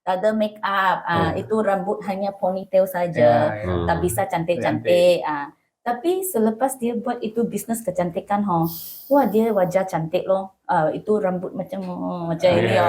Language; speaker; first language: Indonesian; non-native, learner; Malay